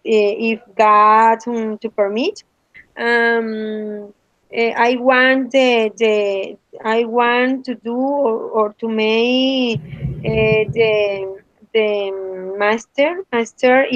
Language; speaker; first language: English; non-native, learner; Spanish